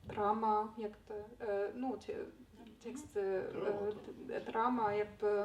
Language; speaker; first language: Polish; non-native, learner; Belarusian